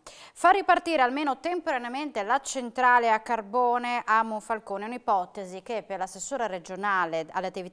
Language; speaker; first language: Italian; native; Italian